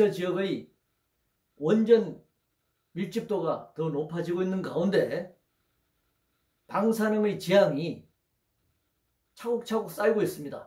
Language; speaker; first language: Korean; native; Korean